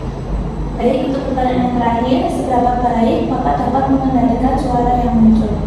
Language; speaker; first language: Indonesian; native; Indonesian